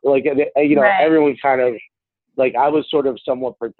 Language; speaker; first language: English; early bilingual, other home language; Spanish